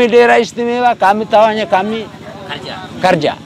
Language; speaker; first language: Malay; non-native, local second language; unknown